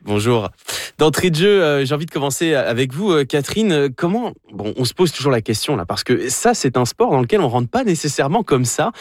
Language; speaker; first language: French; native; French